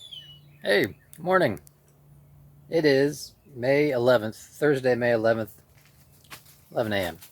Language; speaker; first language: English; native; English